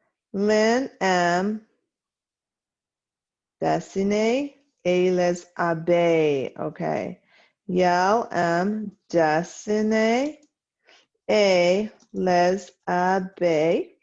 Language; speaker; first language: French; non-native, fluent; English